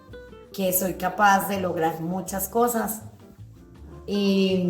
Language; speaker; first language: Spanish; native; Spanish